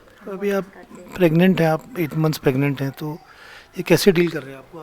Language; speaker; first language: Hindi; native; Hindi